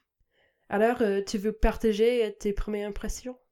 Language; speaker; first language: French; non-native, fluent; English